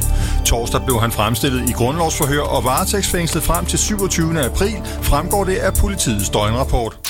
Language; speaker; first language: Danish; native; Danish